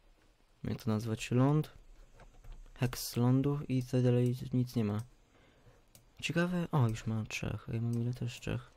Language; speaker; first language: Polish; early bilingual, heritage; Polish